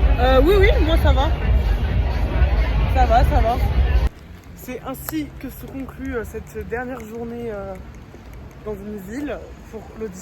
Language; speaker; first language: French; native; French